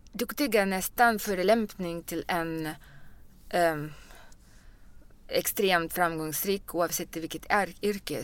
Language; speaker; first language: Swedish; non-native, fluent; Russian